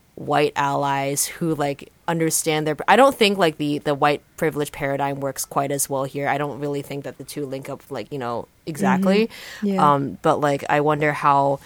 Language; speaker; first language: English; native; English